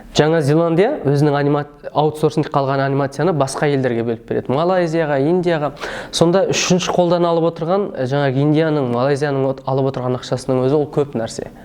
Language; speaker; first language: Kazakh; early bilingual, heritage; Kazakh